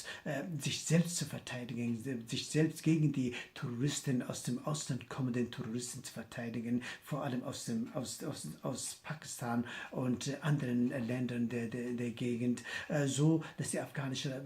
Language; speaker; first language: German; non-native, fluent; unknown